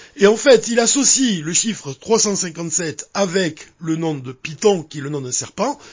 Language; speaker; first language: French; native; French